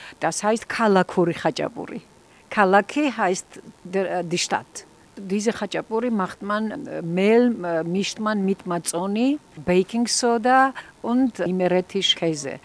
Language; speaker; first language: German; non-native, fluent; Georgian